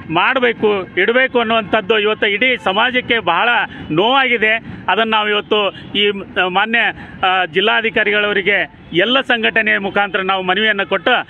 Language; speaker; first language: Kannada; non-native, local second language; Lambadi